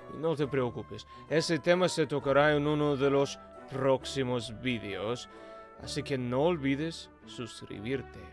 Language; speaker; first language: Spanish; non-native, fluent; Russian